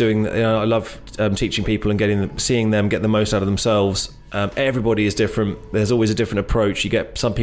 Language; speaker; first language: English; native; English